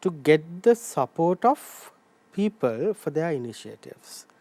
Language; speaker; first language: English; non-native, local second language; Sinhala